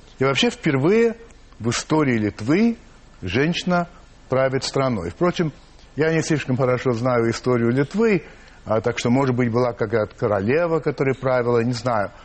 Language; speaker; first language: Russian; early bilingual, heritage; English